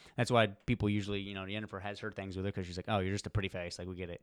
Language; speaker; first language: English; early bilingual, other home language; Polish